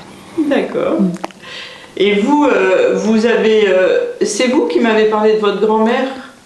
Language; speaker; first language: French; native; French